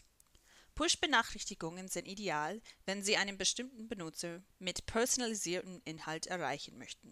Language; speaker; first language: German; non-native, fluent; English